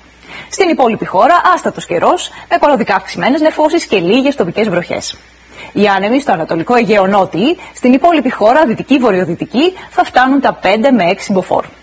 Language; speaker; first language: Greek; native; Greek